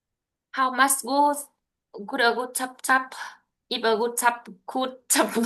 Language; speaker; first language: English; non-native, learner; Vietnamese